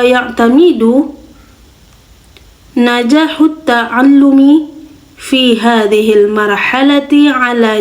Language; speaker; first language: Arabic; non-native, learner; Indonesian